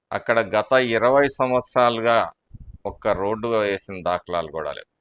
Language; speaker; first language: Telugu; native; Telugu